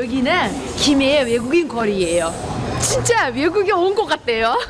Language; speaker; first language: Korean; non-native, fluent; Uzbek